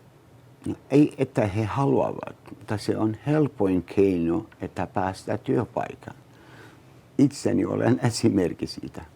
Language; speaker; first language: Finnish; non-native, learner; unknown